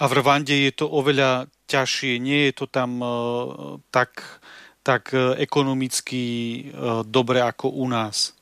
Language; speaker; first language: Slovak; native; Slovak